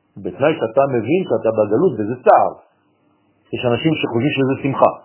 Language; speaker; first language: Hebrew; non-native, fluent; French